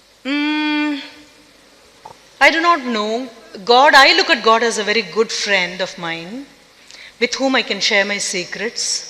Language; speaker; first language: English; non-native, local second language; Tamil